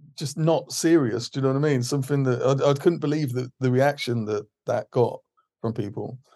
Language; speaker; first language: English; native; English